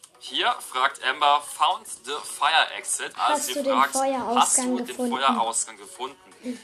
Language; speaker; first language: German; native; German